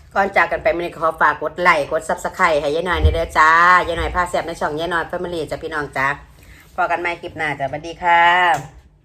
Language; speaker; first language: Thai; native; Thai